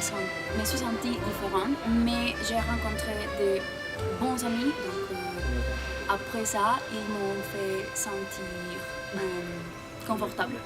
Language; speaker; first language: French; non-native, learner; Spanish